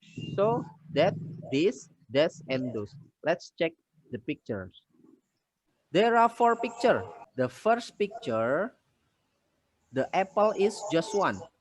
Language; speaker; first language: English; non-native, fluent; Indonesian